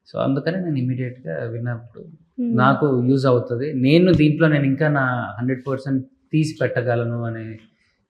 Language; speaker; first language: Telugu; native; Telugu